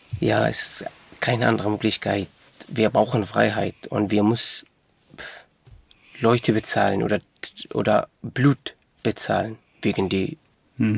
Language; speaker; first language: German; non-native, local second language; Arabic